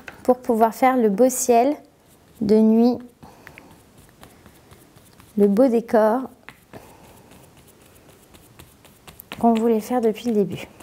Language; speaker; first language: French; native; French